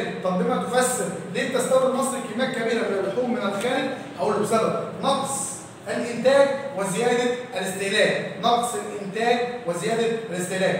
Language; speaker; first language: Arabic; native; Arabic